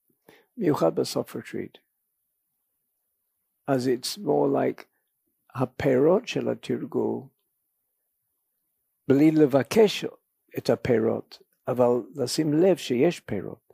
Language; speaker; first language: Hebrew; non-native, fluent; English